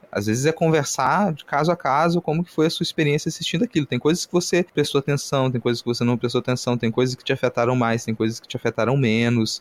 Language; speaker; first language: Portuguese; native; Portuguese